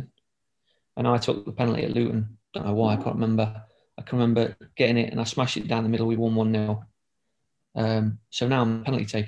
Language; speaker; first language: English; native; English